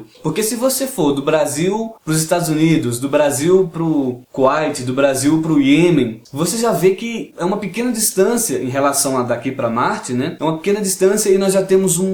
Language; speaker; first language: Portuguese; native; Portuguese